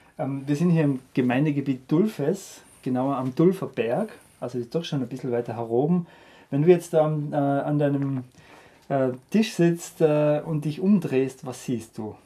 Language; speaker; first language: German; native; German